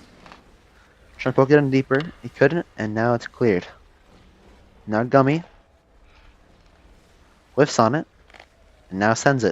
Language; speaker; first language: English; native; English